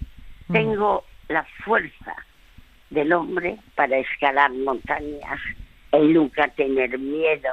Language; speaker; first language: Spanish; early bilingual, other home language; French